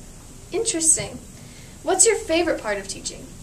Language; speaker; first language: English; native; English